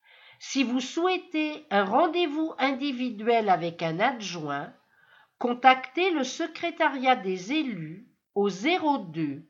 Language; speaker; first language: French; native; French